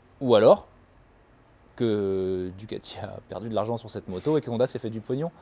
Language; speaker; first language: French; native; French